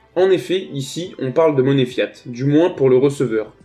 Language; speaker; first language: French; native; French